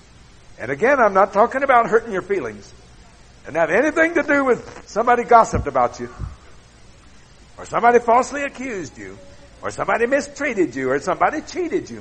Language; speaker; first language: English; native; English